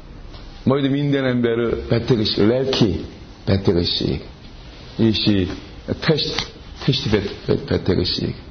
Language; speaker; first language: Hungarian; non-native, learner; Korean